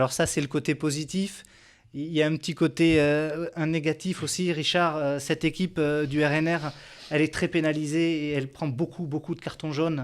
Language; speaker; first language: French; native; French